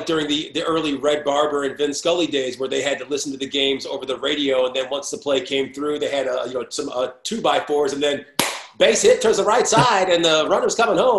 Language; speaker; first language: English; native; English